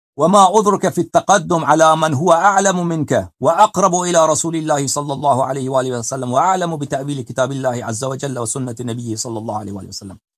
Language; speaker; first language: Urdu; non-native, fluent; Persian